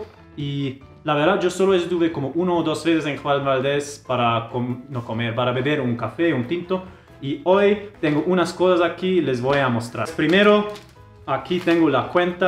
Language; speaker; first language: Spanish; non-native, fluent; German